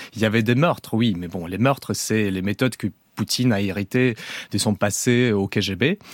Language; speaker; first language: French; non-native, fluent; Russian